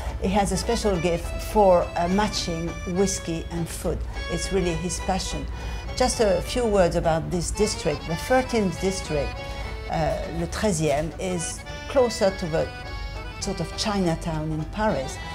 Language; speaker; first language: English; non-native, fluent; French